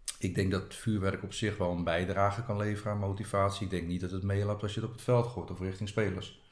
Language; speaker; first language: Dutch; native; Dutch